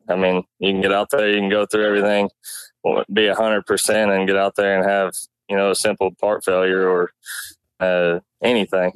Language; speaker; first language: English; native; English